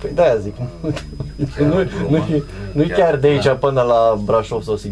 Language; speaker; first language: Romanian; native; Romanian